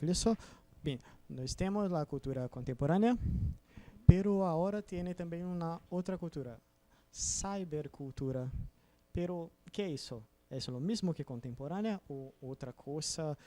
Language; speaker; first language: Spanish; non-native, learner; Portuguese